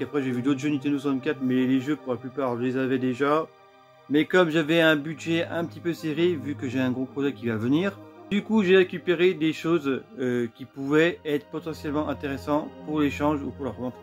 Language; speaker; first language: French; native; French